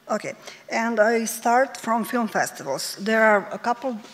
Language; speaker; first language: English; non-native, fluent; Serbian